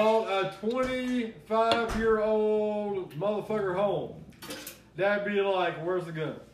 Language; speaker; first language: English; native; English